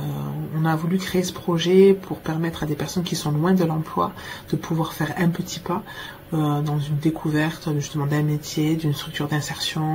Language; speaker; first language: French; native; French